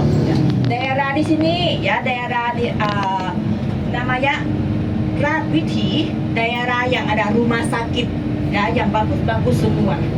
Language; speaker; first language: Indonesian; non-native, learner; Thai